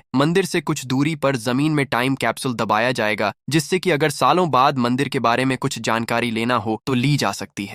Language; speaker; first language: Hindi; native; Hindi